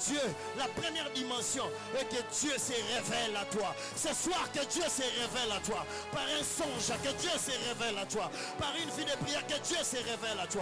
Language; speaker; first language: French; non-native, local second language; Lingala